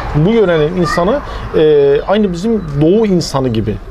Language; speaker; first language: Turkish; native; Turkish